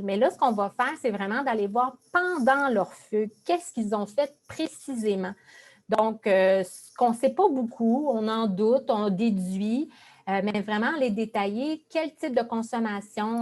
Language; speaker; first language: French; native; French